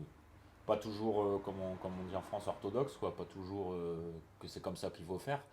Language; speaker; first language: French; native; French